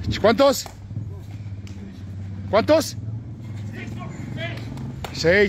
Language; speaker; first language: Spanish; native; Spanish